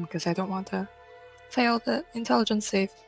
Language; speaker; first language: English; native; English